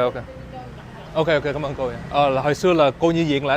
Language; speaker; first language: Vietnamese; early bilingual, heritage; Vietnamese